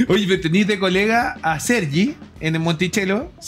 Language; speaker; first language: Spanish; native; Spanish